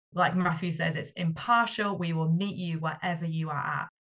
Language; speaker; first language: English; native; English